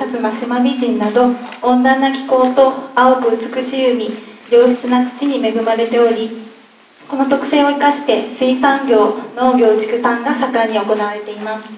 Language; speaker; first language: Japanese; native; Japanese